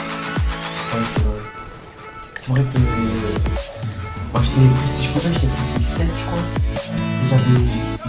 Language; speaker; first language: French; native; French